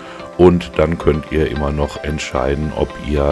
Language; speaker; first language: German; native; German